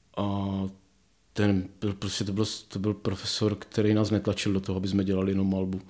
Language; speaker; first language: Czech; native; Czech